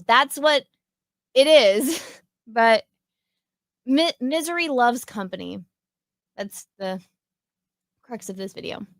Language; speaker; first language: English; native; English